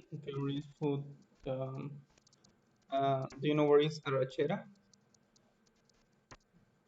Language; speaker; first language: English; non-native, learner; Spanish